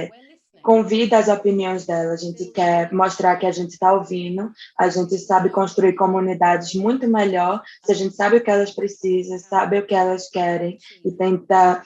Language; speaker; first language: Portuguese; non-native, fluent; English